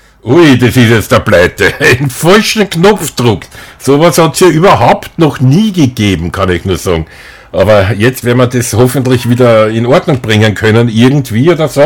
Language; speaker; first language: German; native; German